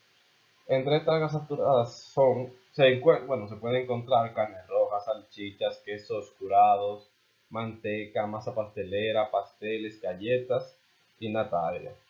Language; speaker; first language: Spanish; native; Spanish